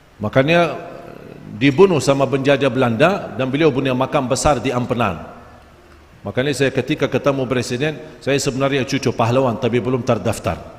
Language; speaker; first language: Malay; non-native, fluent; Arabic